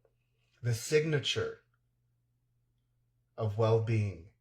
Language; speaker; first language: English; native; English